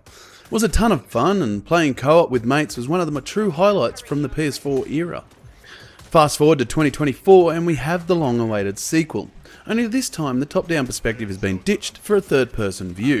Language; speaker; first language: English; native; English